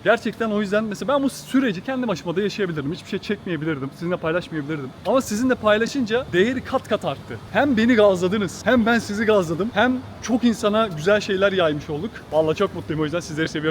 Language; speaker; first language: Turkish; native; Turkish